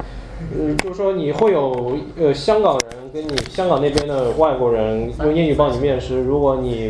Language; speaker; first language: Chinese; native; Chinese